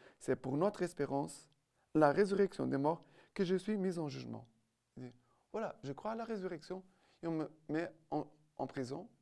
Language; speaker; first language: French; non-native, fluent; Portuguese